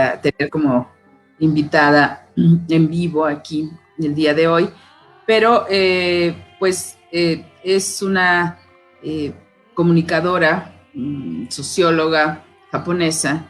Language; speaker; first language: Spanish; native; Spanish